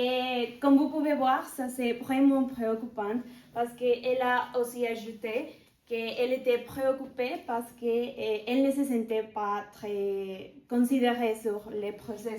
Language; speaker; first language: French; non-native, learner; Spanish